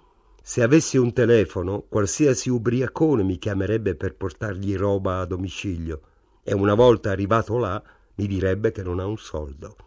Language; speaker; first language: Italian; native; Italian